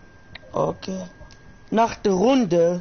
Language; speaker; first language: German; non-native, learner; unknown